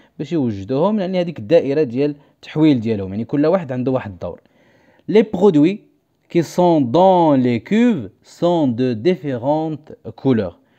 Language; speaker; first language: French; non-native, local second language; Arabic